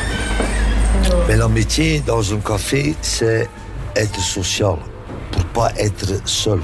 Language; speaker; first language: French; non-native, local second language; Dutch